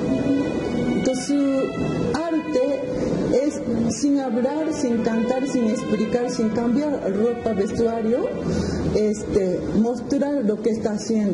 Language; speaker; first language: Spanish; non-native, fluent; Japanese